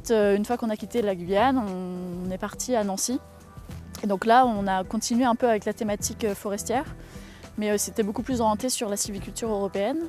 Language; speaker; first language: French; native; French